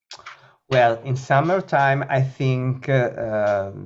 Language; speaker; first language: English; non-native, learner; Italian